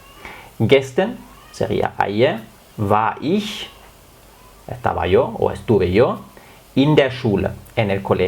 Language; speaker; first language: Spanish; non-native, fluent; German